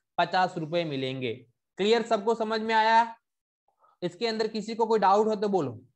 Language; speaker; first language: Hindi; non-native, local second language; Gujarati